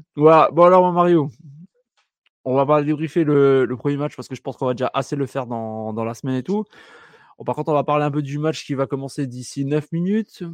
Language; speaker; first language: French; native; French